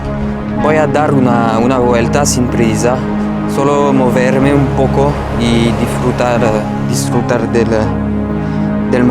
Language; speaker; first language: Spanish; non-native, learner; French